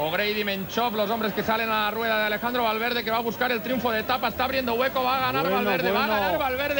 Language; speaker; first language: Spanish; native; Spanish